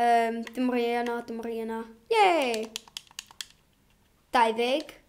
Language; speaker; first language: Welsh; non-native, local second language; English